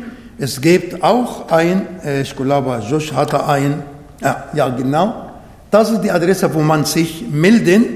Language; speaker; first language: German; non-native, learner; Arabic